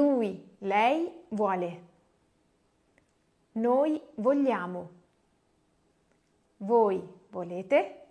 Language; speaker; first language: Italian; non-native, fluent; French